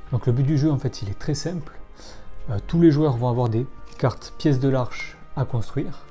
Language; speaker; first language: French; native; French